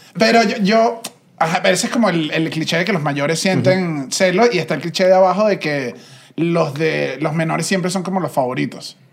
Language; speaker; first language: Spanish; native; Spanish